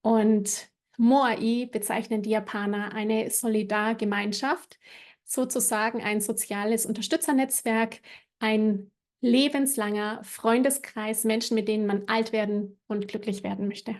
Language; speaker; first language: German; native; German